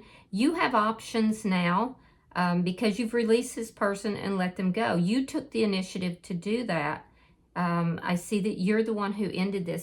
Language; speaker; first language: English; native; English